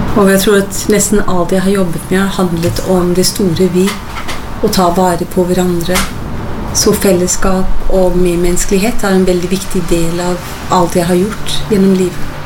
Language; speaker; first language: Norwegian; non-native, fluent; English